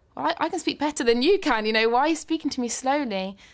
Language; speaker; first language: English; native; English